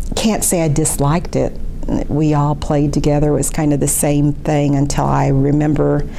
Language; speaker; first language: English; native; English